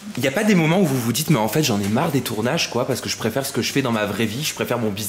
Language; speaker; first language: French; native; French